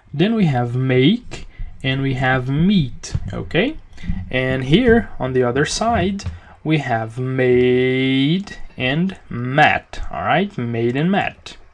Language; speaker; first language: English; non-native, fluent; Portuguese